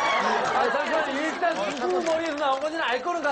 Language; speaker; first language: Korean; native; Korean